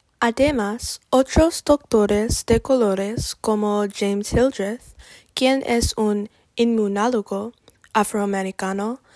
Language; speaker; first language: Spanish; non-native, learner; English